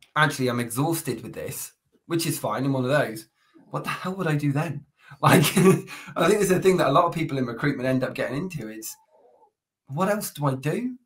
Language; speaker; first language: English; native; English